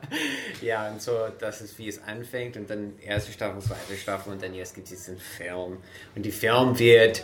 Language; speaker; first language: German; non-native, fluent; English